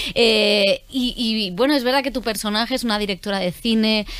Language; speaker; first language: Spanish; native; Spanish